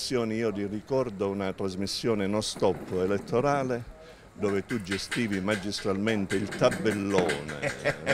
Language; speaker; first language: Italian; native; Italian